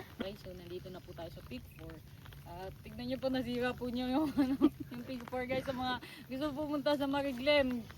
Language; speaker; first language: Filipino; native; Filipino